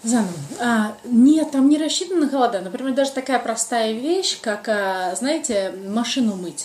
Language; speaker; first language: Russian; native; Russian